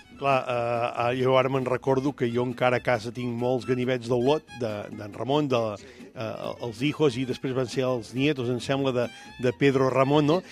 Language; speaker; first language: Catalan; native; Catalan